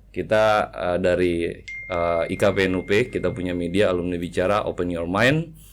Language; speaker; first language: Indonesian; native; Indonesian